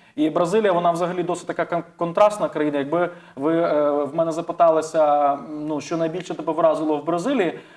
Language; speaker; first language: Ukrainian; native; Ukrainian